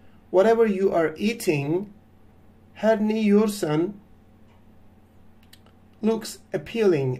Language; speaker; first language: English; non-native, fluent; Turkish